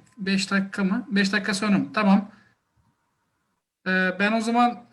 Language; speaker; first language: Turkish; native; Turkish